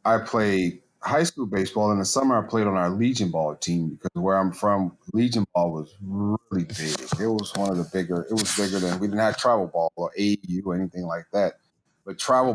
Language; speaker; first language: English; native; English